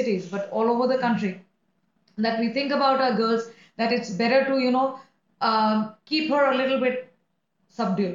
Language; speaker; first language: English; non-native, local second language; Hindi